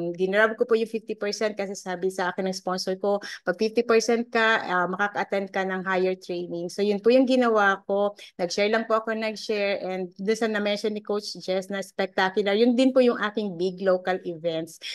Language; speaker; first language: Filipino; native; Filipino